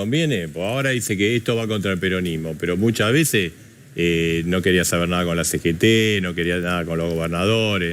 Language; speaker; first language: Spanish; native; Spanish